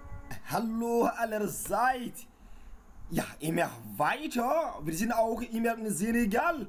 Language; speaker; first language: German; non-native, learner; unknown